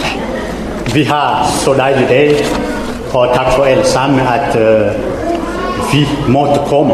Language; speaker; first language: Danish; non-native, fluent; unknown